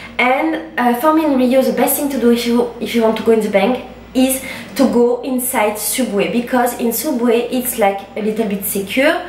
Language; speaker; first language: English; non-native, learner; French